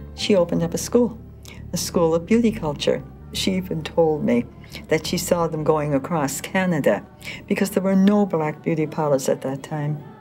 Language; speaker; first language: English; native; English